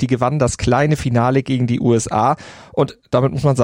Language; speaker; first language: German; native; German